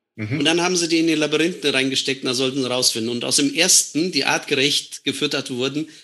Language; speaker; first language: German; non-native, fluent; Estonian